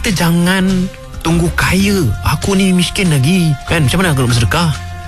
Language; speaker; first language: Malay; native; Malay